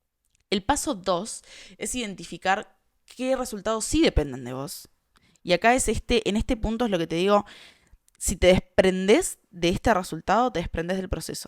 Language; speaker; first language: Spanish; native; Spanish